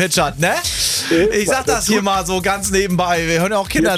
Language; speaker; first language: German; native; German